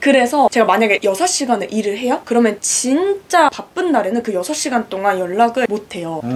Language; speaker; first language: Korean; early bilingual, other home language; Japanese